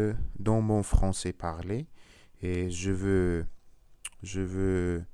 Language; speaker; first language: French; non-native, learner; Russian